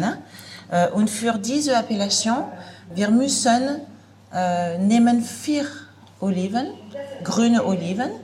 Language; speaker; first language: German; non-native, learner; French